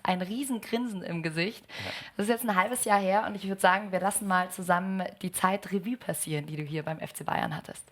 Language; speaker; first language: German; native; German